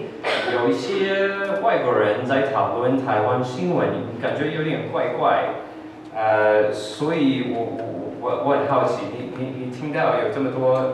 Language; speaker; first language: Chinese; early bilingual, heritage; English